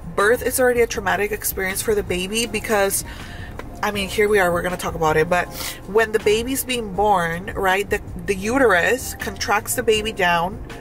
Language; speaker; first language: English; early bilingual, other home language; Spanish